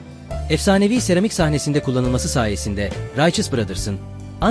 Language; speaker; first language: Turkish; native; Turkish